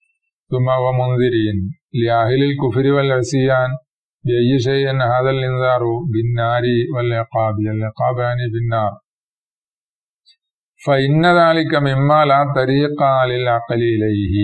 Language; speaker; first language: Arabic; non-native, fluent; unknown